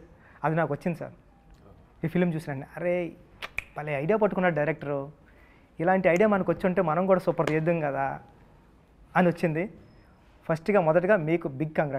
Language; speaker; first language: Telugu; native; Telugu